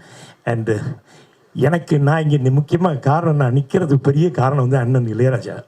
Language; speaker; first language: Tamil; native; Tamil